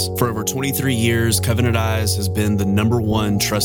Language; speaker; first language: English; native; English